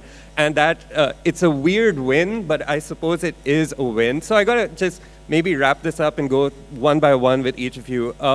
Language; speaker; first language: English; non-native, local second language; Urdu